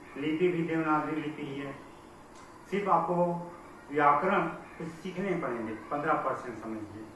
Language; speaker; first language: Hindi; native; Hindi